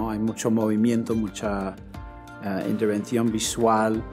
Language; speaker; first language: Spanish; non-native, fluent; English